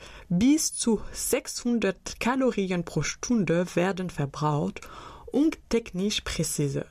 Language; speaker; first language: German; native; German